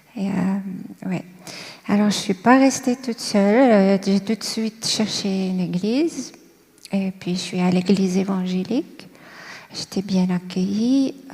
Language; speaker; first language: French; non-native, local second language; Kabyle